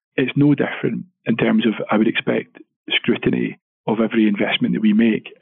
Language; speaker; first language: English; native; English